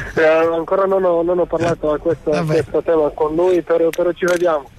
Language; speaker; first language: Italian; non-native, fluent; Croatian